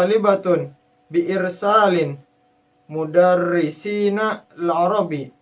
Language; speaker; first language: Arabic; non-native, learner; Indonesian